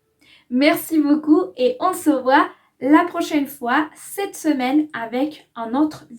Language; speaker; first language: French; non-native, fluent; Spanish